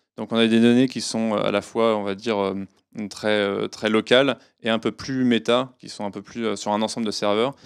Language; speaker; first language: French; native; French